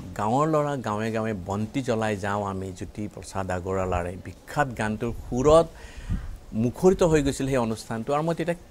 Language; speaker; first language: Assamese; native; Assamese